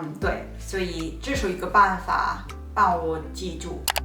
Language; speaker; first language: Chinese; non-native, learner; Spanish